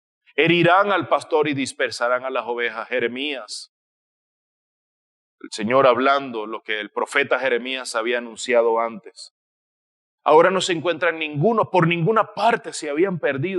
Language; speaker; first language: Spanish; native; Spanish